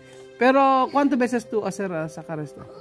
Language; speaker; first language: Spanish; non-native, learner; Filipino